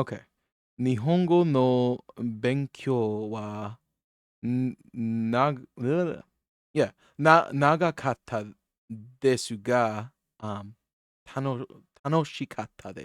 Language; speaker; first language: Japanese; non-native, learner; English